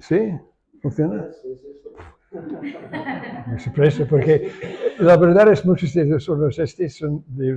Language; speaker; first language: Spanish; non-native, learner; English